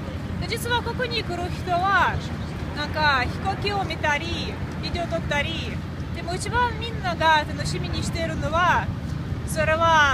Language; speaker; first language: Japanese; non-native, fluent; Russian